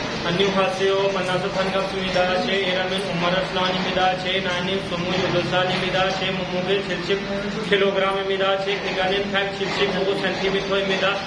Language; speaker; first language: Korean; non-native, learner; Punjabi